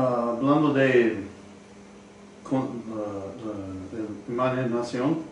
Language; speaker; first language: Spanish; non-native, learner; English